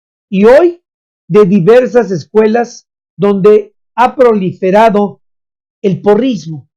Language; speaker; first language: Spanish; native; Spanish